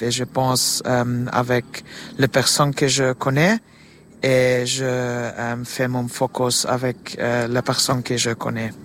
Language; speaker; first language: French; non-native, learner; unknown